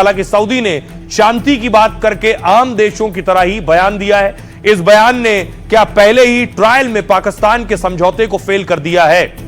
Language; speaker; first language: Hindi; native; Hindi